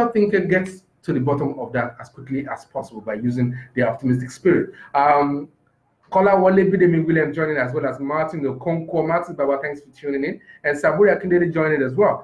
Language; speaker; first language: English; non-native, local second language; Yoruba